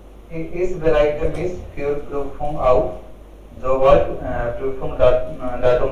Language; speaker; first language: German; non-native, learner; Hindi